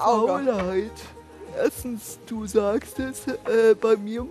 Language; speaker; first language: German; native; German